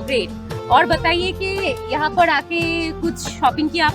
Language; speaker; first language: Hindi; native; Hindi